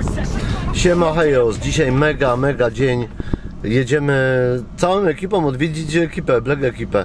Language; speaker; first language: Polish; native; Polish